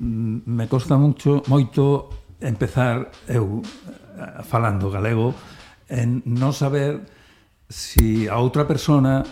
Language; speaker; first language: Galician; non-native, learner; Spanish